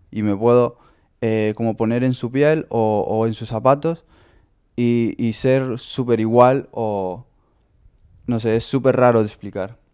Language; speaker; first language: Spanish; native; Spanish